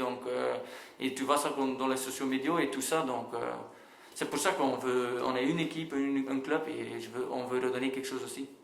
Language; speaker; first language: French; non-native, local second language; Dutch